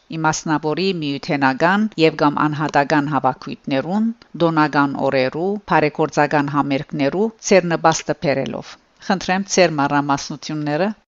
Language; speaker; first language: Armenian; early bilingual, heritage; Armenian